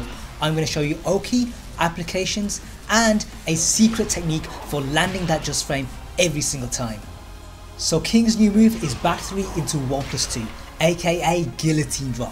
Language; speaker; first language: English; native; English